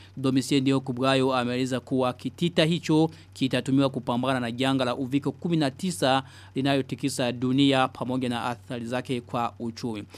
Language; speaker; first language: Swahili; non-native, local second language; Rundi